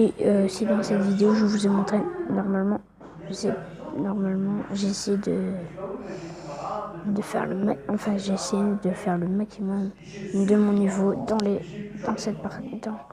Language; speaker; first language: French; native; French